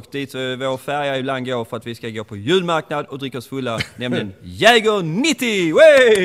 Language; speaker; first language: Swedish; native; Swedish